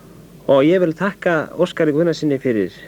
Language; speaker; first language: Icelandic; native; Icelandic